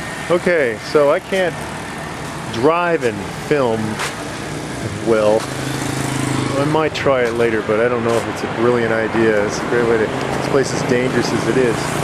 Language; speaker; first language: English; native; English